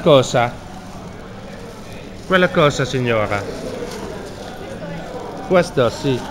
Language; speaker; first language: Italian; non-native, learner; Dutch